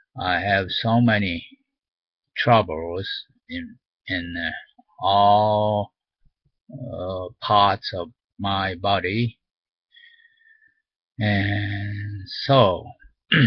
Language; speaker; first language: English; non-native, learner; Japanese